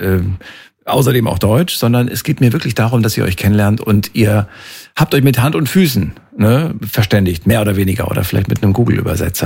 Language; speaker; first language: German; native; German